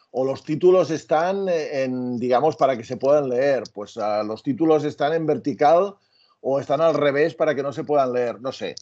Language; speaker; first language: Spanish; native; Spanish